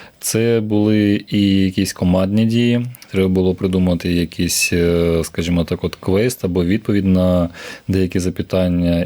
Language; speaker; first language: Ukrainian; native; Ukrainian